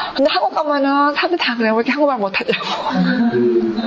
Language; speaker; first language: Korean; early bilingual, heritage; Korean